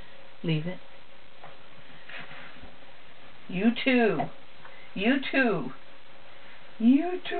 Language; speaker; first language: English; native; English